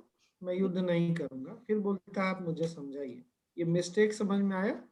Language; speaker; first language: Hindi; native; Hindi